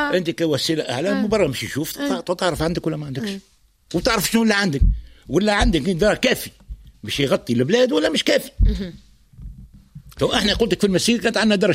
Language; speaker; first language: Arabic; native; Arabic